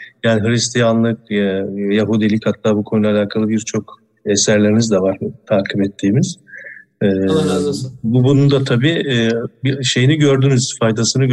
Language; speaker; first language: Turkish; native; Turkish